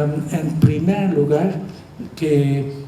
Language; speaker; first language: Spanish; non-native, fluent; Dutch